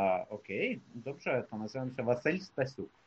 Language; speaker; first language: Polish; non-native, fluent; Ukrainian